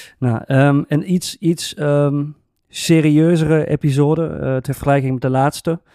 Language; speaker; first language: Dutch; native; Dutch